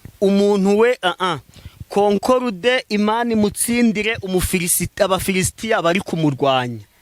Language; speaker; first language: Kinyarwanda; native; Kinyarwanda